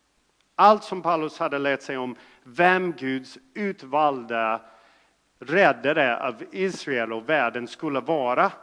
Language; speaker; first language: Swedish; non-native, fluent; English